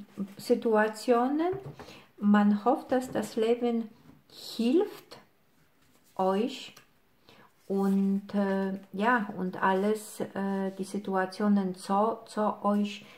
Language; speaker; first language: German; non-native, fluent; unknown